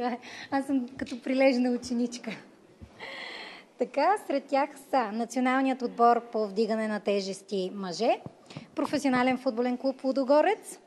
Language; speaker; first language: Bulgarian; native; Bulgarian